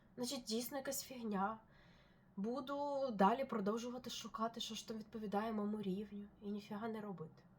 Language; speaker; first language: Ukrainian; non-native, local second language; Russian